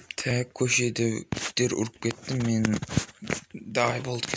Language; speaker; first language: Kazakh; native; Kazakh